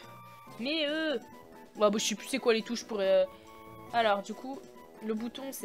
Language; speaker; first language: French; native; French